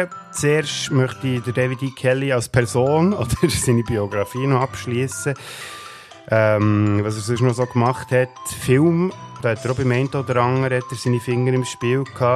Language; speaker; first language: German; native; German